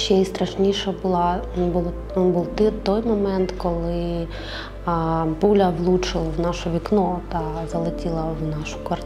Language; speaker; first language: Ukrainian; non-native, local second language; Russian